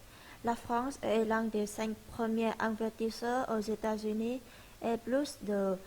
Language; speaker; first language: French; non-native, learner; Vietnamese